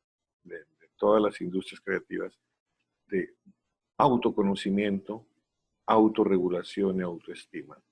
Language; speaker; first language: Spanish; native; Spanish